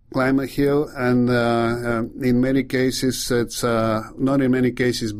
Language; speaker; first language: English; non-native, fluent; Bulgarian